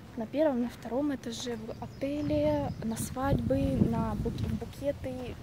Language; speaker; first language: Russian; native; Russian